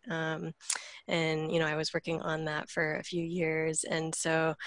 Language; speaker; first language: English; native; English